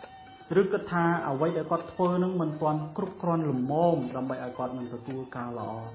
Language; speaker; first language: Khmer; native; Khmer